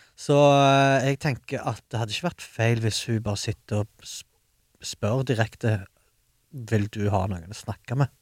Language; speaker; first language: Norwegian; early bilingual, other home language; Arabic